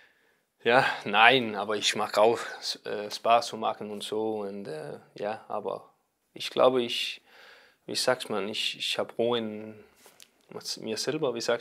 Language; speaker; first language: German; non-native, learner; Danish